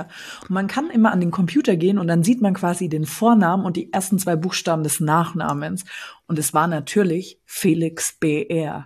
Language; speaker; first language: German; native; German